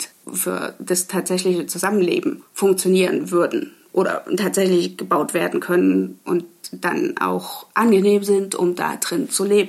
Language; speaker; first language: German; native; German